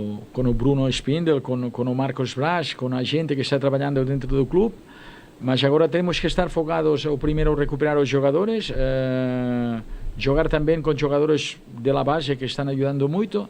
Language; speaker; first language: Portuguese; non-native, fluent; Spanish